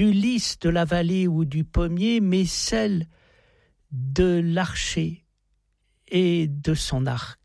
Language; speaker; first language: French; native; French